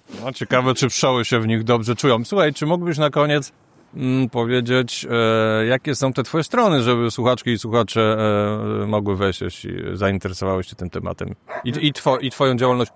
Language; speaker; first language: Polish; native; Polish